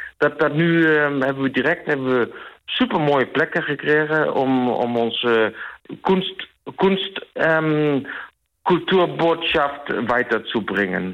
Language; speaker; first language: Dutch; native; Dutch